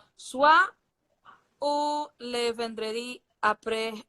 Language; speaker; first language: French; non-native, learner; Portuguese